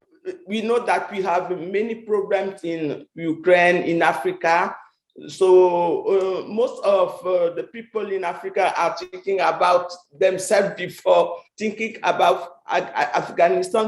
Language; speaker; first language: English; non-native, fluent; French